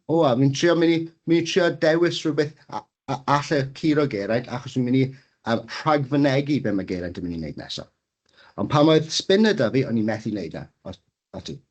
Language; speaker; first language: Welsh; native; Welsh